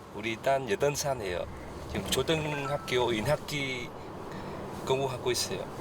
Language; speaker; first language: Korean; non-native, learner; Vietnamese